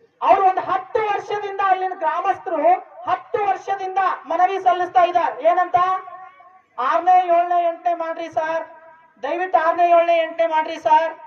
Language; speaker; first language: Kannada; native; Kannada